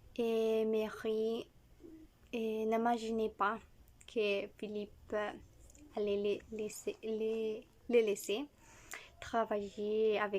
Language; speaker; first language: French; non-native, learner; Spanish